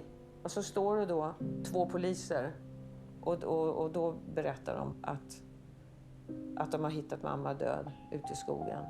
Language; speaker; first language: Swedish; native; Swedish